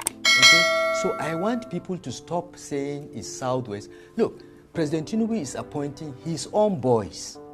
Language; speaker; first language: English; non-native, local second language; Hausa